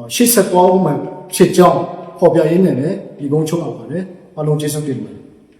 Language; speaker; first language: Burmese; non-native, local second language; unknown